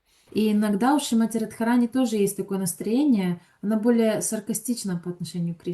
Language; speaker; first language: Russian; native; Russian